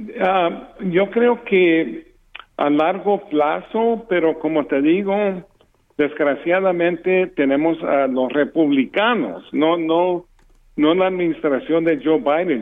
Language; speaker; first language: Spanish; early bilingual, heritage; English